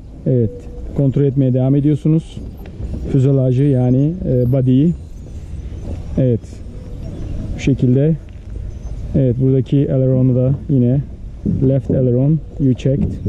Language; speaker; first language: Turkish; native; Turkish